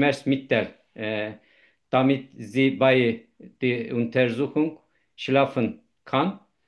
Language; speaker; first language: German; non-native, learner; Turkish